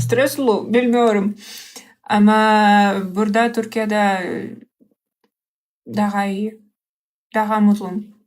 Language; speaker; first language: Turkish; non-native, learner; Russian